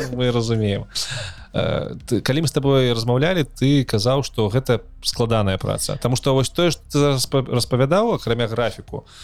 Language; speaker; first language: Belarusian; native; Belarusian